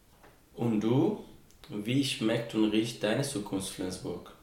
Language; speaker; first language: German; non-native, fluent; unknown